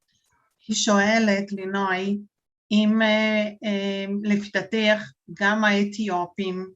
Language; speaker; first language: Hebrew; non-native, fluent; Portuguese